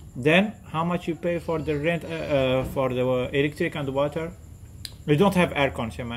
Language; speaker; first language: English; non-native, learner; French